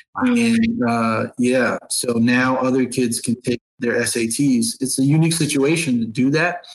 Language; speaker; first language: English; native; English